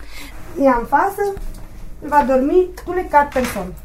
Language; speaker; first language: French; non-native, learner; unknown